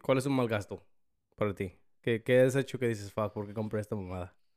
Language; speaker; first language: Spanish; early bilingual, heritage; Spanish